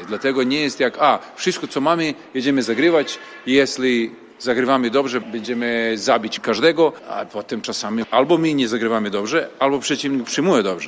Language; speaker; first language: Polish; non-native, fluent; Serbian